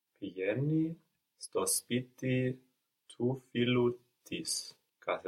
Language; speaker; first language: Greek; non-native, learner; English